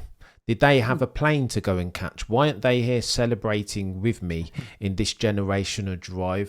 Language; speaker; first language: English; native; English